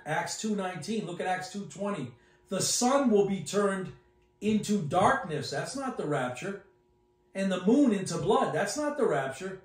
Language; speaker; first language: English; native; English